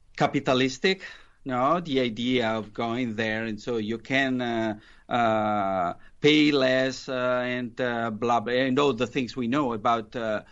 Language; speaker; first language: English; non-native, fluent; Italian